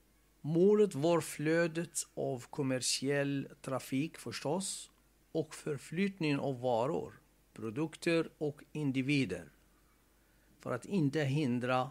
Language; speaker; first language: Swedish; non-native, fluent; Arabic